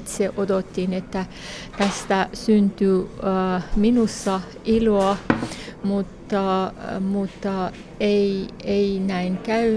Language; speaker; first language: Finnish; non-native, fluent; Persian